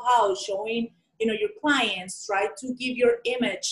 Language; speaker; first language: English; non-native, fluent; Spanish